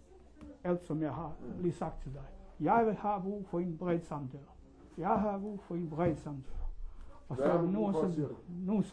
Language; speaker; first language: Danish; non-native, learner; Croatian